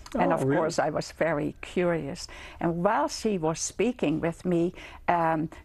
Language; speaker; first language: English; non-native, fluent; Dutch